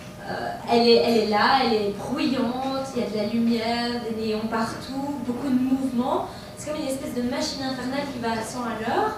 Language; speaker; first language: French; native; French